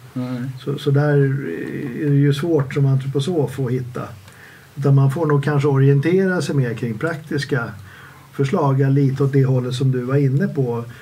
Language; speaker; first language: Swedish; native; Swedish